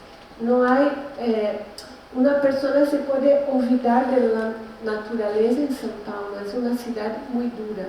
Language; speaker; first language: Spanish; non-native, learner; Portuguese